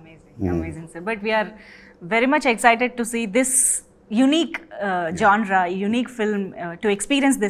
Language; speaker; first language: English; non-native, local second language; Telugu